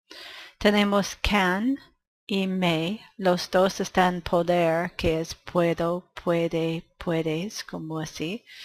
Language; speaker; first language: Spanish; non-native, fluent; English